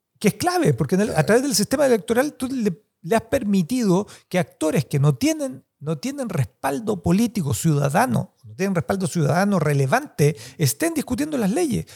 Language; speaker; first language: Spanish; native; Spanish